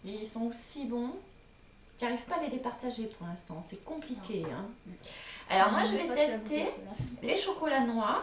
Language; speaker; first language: French; native; French